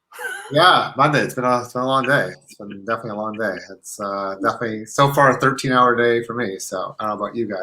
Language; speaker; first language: English; native; English